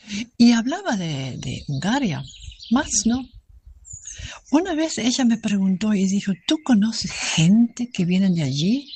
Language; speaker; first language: Spanish; non-native, fluent; German